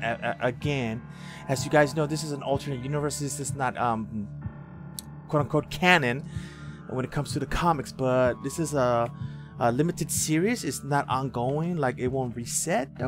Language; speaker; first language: English; native; English